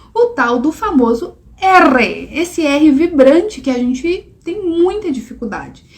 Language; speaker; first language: Portuguese; native; Portuguese